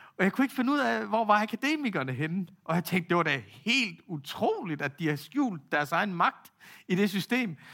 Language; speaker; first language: Danish; native; Danish